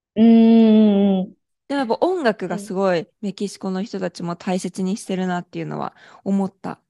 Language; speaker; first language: Japanese; native; Japanese